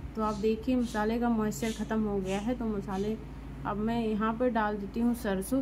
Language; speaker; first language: Hindi; native; Hindi